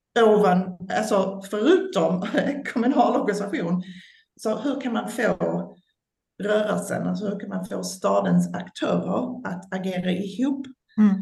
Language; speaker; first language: Swedish; non-native, fluent; English